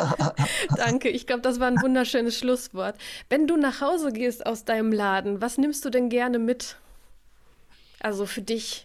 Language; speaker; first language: German; native; German